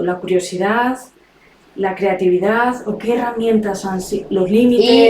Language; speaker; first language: Spanish; native; Spanish